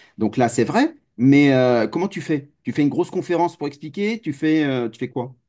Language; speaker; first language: French; native; French